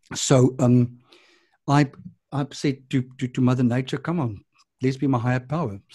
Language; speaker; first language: English; non-native, local second language; Afrikaans